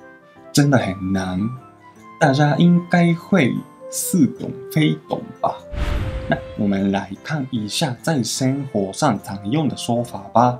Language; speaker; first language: Chinese; non-native, fluent; Japanese